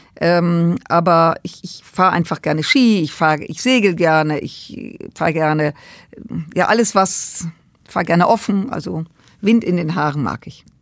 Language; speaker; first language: German; native; German